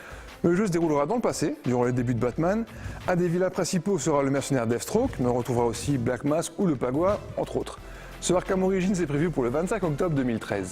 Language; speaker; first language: French; native; French